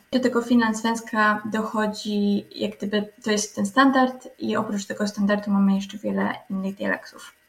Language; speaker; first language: Polish; native; Polish